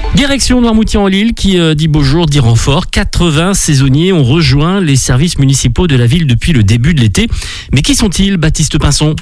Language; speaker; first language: French; native; French